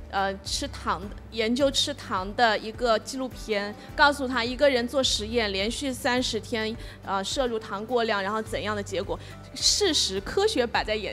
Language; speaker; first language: Chinese; native; Chinese